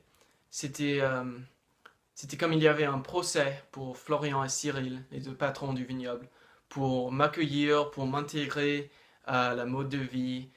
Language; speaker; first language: French; non-native, fluent; English